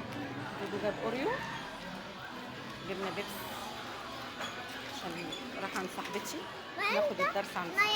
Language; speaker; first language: Arabic; native; Arabic